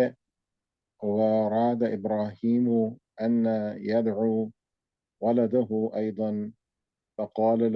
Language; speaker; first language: Arabic; non-native, learner; Urdu